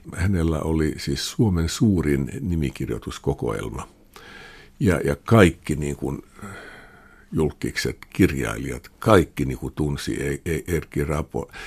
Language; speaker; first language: Finnish; non-native, local second language; Swedish